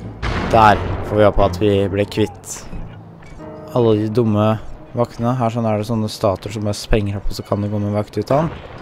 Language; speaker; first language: Norwegian; native; Norwegian